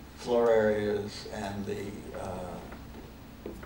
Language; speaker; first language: English; native; English